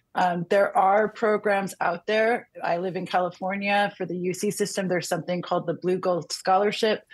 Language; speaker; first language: English; native; English